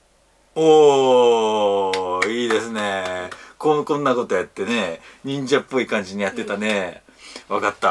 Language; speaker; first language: Japanese; native; Japanese